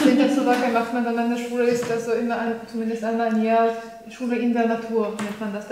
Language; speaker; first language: German; non-native, fluent; Slovak